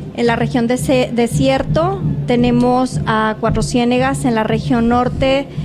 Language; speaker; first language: Spanish; native; Spanish